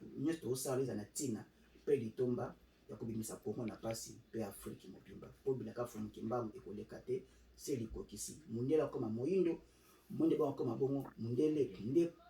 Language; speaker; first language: Lingala; non-native, local second language; Kongo